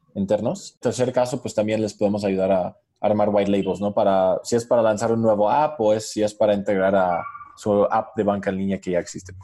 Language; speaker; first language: Spanish; non-native, fluent; English